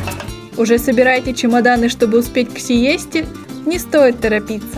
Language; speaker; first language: Russian; native; Russian